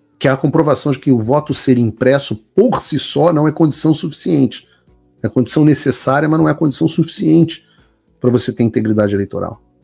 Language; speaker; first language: Portuguese; native; Portuguese